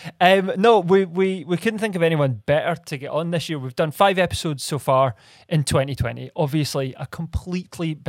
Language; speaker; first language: English; native; English